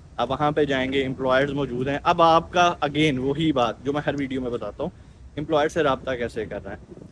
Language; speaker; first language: Urdu; native; Urdu